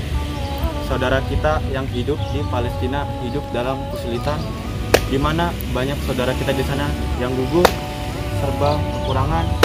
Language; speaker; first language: Indonesian; native; Indonesian